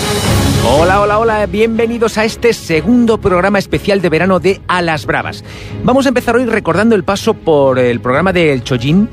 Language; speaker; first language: Spanish; native; Spanish